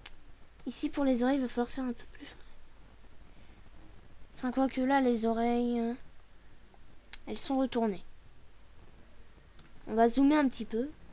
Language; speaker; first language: French; native; French